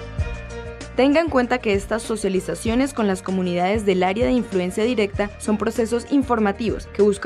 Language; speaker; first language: Spanish; native; Spanish